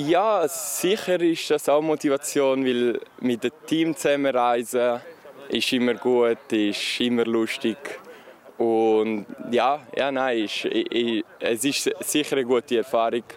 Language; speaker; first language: German; non-native, learner; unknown